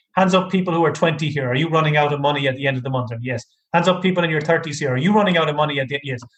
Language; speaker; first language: English; native; English